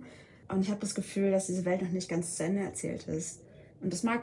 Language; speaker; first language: German; native; German